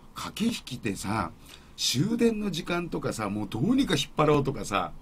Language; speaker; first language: Japanese; native; Japanese